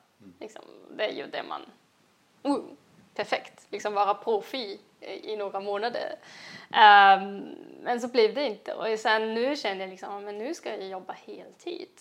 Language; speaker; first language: Swedish; non-native, fluent; German